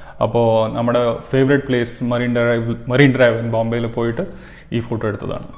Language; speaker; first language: Malayalam; early bilingual, heritage; Malayalam